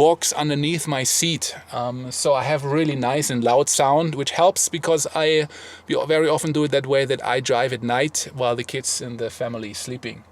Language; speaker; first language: English; non-native, fluent; German